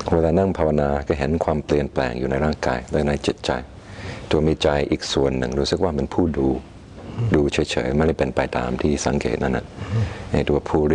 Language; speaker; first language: Thai; non-native, fluent; English